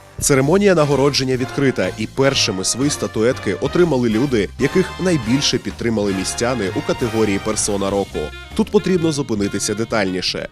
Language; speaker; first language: Ukrainian; native; Ukrainian